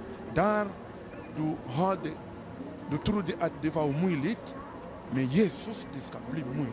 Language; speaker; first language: Swedish; non-native, learner; Lingala